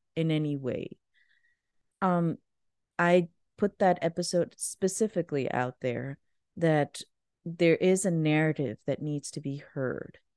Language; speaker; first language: English; non-native, local second language; Urdu